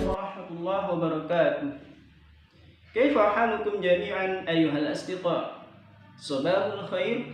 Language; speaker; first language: Arabic; non-native, fluent; Indonesian